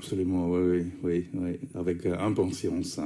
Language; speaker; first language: French; non-native, fluent; English